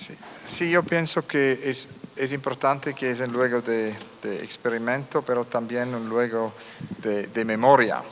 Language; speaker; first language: Spanish; non-native, learner; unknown